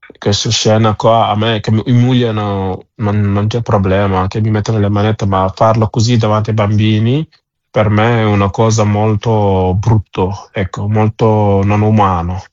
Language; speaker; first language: Italian; non-native, fluent; Wolof